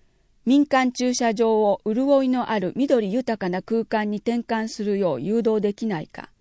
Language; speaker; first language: Japanese; native; Japanese